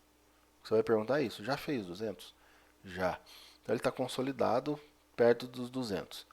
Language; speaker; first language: Portuguese; native; Portuguese